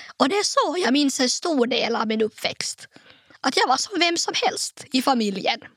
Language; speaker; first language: Swedish; native; Swedish